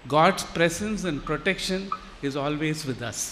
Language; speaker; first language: English; non-native, local second language; Tamil